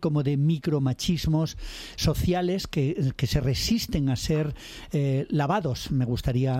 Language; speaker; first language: Spanish; native; Spanish